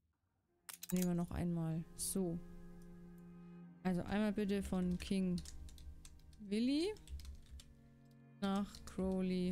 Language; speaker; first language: German; native; German